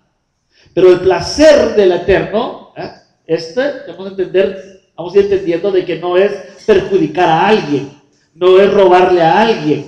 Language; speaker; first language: Spanish; native; Spanish